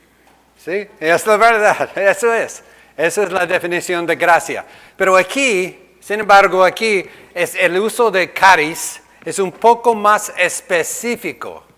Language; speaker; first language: Spanish; non-native, fluent; English